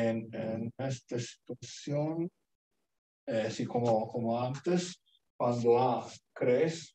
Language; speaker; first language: Spanish; non-native, learner; Italian